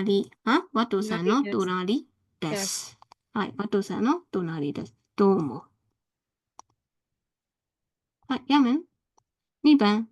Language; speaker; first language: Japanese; non-native, fluent; Burmese